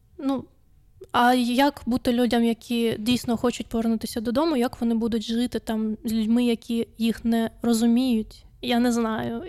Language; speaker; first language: Ukrainian; non-native, local second language; Russian